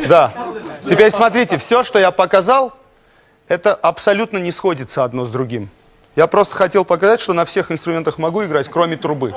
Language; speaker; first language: Russian; non-native, local second language; Armenian